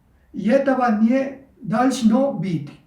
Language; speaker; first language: Russian; non-native, fluent; Spanish